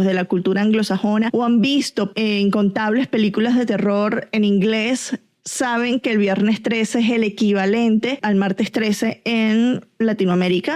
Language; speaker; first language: Spanish; native; Spanish